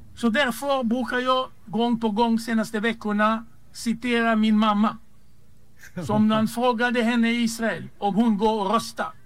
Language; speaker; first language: Swedish; non-native, fluent; Hebrew